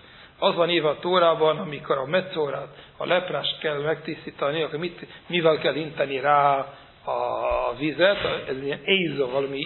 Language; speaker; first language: Hungarian; non-native, fluent; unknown